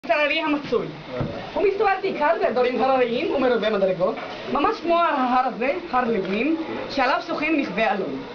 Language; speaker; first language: Hebrew; native; Hebrew